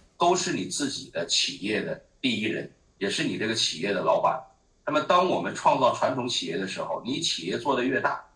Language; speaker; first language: Chinese; native; Chinese